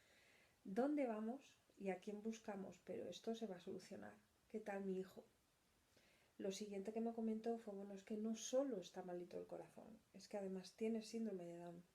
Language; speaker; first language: Spanish; native; Spanish